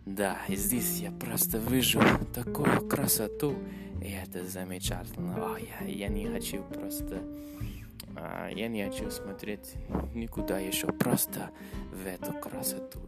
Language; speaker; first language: Russian; non-native, fluent; English